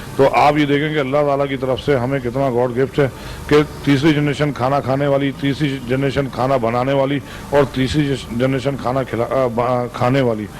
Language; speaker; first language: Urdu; native; Urdu